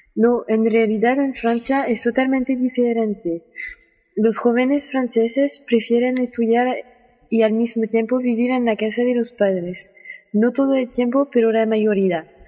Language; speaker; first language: Spanish; non-native, learner; French